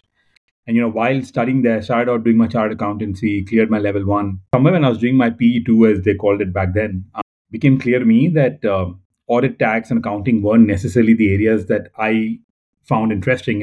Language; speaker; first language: English; non-native, local second language; Telugu